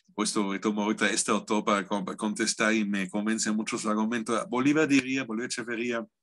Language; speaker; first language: Spanish; non-native, fluent; German